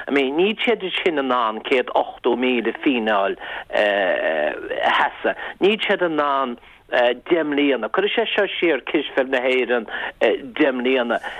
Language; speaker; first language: Irish; native; Irish